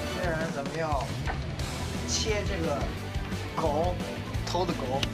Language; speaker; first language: Chinese; non-native, learner; English